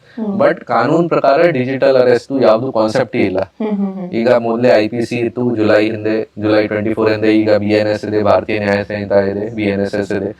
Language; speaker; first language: Kannada; non-native, local second language; Hindi